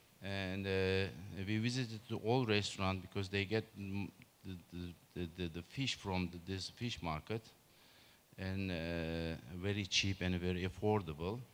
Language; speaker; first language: English; non-native, learner; Turkish